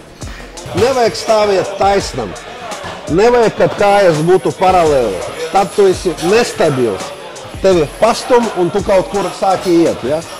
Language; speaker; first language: Latvian; non-native, local second language; Russian